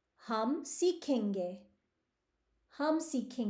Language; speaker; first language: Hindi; early bilingual, heritage; Hindi